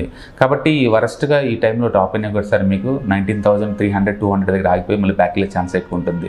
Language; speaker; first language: Telugu; native; Telugu